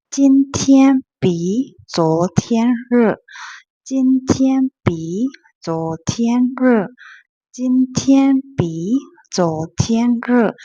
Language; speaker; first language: Chinese; non-native, fluent; Burmese